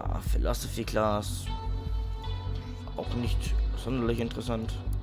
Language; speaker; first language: German; native; German